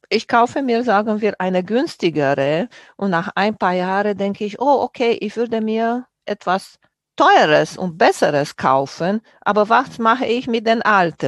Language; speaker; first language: German; non-native, fluent; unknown